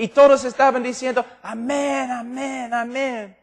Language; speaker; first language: Spanish; non-native, fluent; English